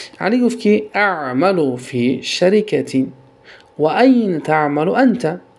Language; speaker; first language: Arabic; non-native, fluent; Tajik